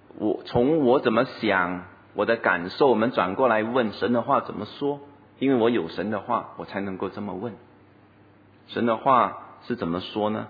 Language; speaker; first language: Chinese; native; Chinese